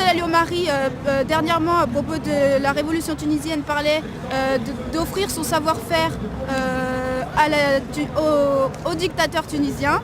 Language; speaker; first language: French; native; French